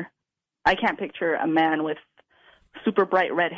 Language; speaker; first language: English; non-native, fluent; Italian